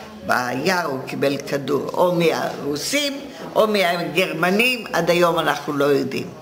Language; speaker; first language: Hebrew; non-native, fluent; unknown